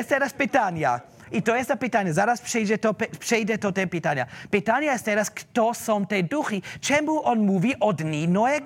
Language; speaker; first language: Polish; non-native, learner; German